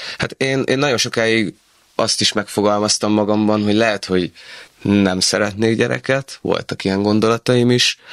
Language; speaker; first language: Hungarian; native; Hungarian